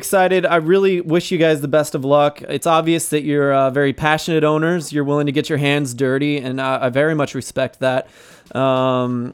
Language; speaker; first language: English; native; English